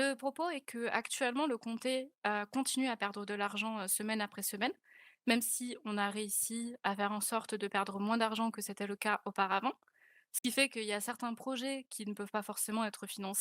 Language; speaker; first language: French; native; French